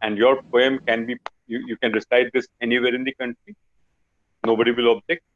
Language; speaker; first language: English; non-native, local second language; Hindi